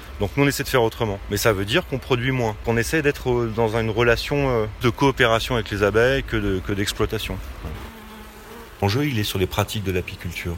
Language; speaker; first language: French; native; French